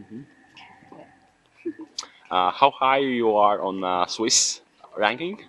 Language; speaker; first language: English; non-native, learner; Latvian